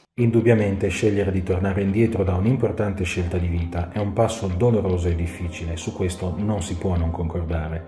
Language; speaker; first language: Italian; native; Italian